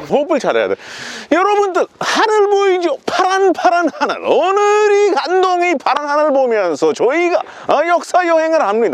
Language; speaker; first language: Korean; non-native, fluent; Hindi